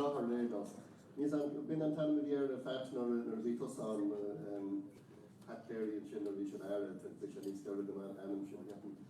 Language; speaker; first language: Irish; non-native, local second language; English